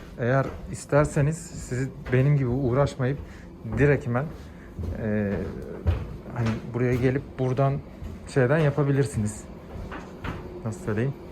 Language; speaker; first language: Turkish; native; Turkish